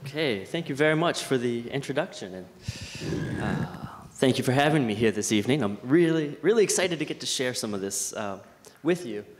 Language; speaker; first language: English; native; English